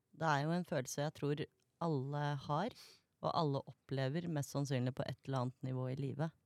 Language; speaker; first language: Norwegian; native; Norwegian